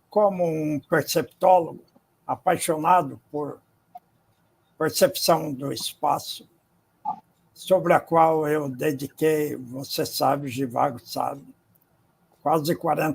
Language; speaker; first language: Portuguese; non-native, fluent; English